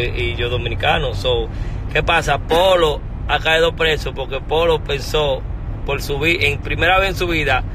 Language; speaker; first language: Spanish; early bilingual, heritage; Spanish